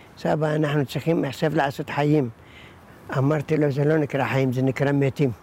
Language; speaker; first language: Hebrew; early bilingual, other home language; Arabic